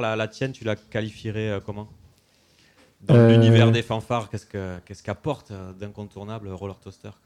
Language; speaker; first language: French; native; French